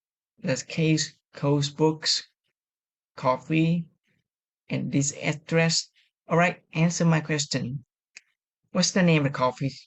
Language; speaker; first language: English; non-native, fluent; Vietnamese